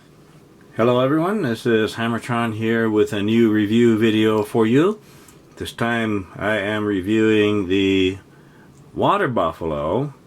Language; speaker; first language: English; native; English